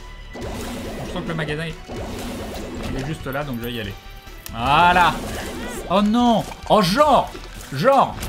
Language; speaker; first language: French; native; French